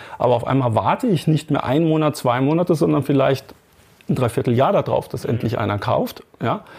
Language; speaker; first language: German; native; German